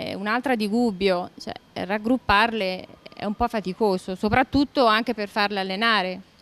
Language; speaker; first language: Italian; native; Italian